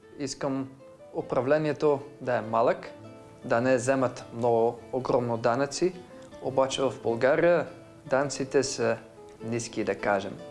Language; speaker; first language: Bulgarian; non-native, fluent; Dutch